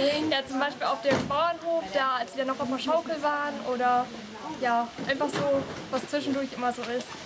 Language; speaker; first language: German; native; German